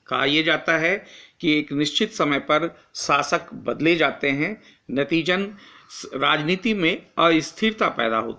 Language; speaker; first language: Hindi; native; Hindi